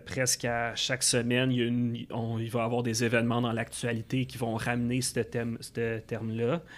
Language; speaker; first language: French; native; French